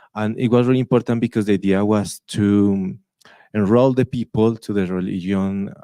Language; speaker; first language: English; non-native, fluent; Spanish